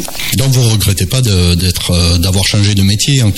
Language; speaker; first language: French; native; French